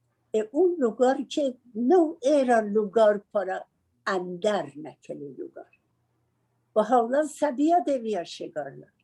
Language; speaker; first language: Portuguese; non-native, learner; Persian